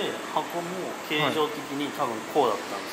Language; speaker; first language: Japanese; native; Japanese